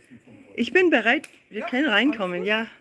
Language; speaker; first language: German; non-native, learner; English